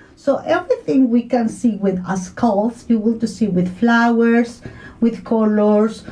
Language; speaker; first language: English; non-native, learner; Spanish